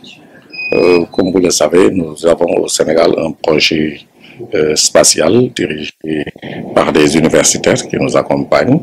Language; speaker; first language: French; non-native, local second language; Wolof